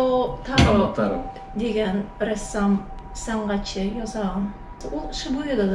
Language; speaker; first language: Turkish; non-native, learner; Tatar